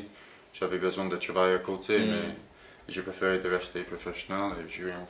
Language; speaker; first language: French; non-native, fluent; English